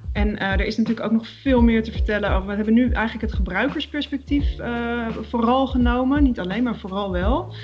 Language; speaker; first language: Dutch; native; Dutch